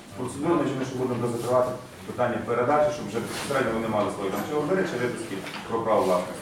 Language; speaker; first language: Ukrainian; native; Ukrainian